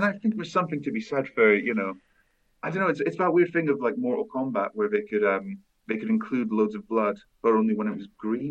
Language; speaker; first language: English; native; English